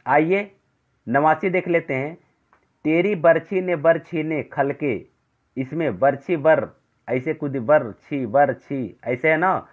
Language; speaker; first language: Hindi; native; Hindi